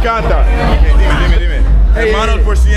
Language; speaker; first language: Spanish; non-native, learner; English